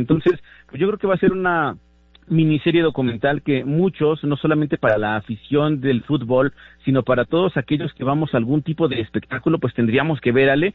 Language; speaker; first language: Spanish; native; Spanish